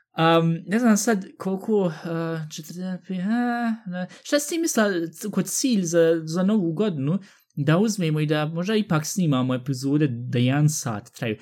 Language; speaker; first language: Bosnian; early bilingual, heritage; Bosnian